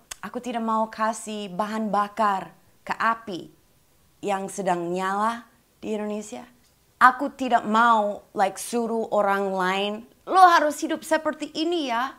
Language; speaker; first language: Indonesian; non-native, fluent; English